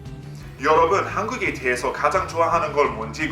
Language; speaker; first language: Korean; non-native, fluent; English